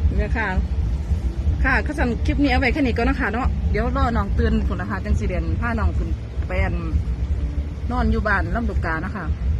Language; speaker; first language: Thai; native; Thai